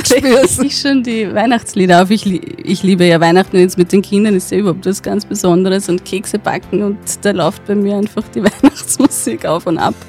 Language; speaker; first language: German; native; German